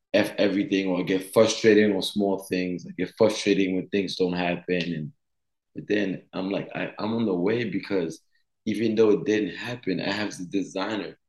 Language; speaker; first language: English; early bilingual, other home language; French